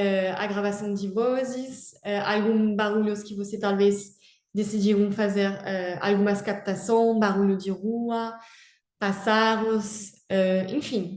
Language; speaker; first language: Portuguese; non-native, fluent; French